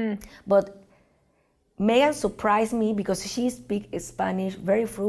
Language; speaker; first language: English; non-native, learner; Spanish